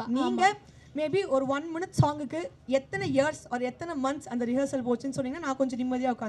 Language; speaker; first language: Tamil; native; Tamil